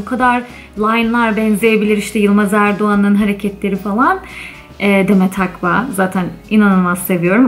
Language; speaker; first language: Turkish; native; Turkish